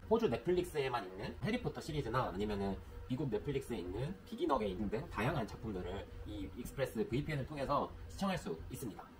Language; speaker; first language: Korean; native; Korean